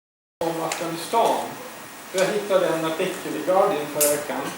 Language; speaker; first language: Swedish; non-native, learner; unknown